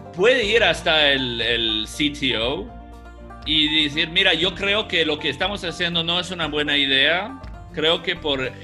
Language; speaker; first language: Spanish; non-native, fluent; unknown